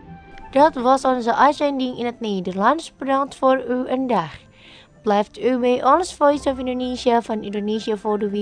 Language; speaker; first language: Dutch; non-native, fluent; Indonesian